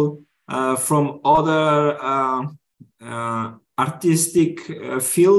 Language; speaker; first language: English; non-native, fluent; Kabuverdianu